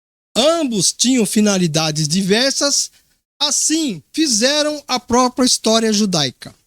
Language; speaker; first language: Portuguese; native; Portuguese